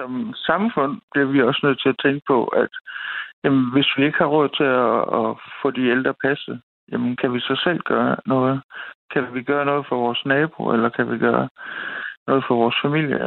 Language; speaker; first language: Danish; native; Danish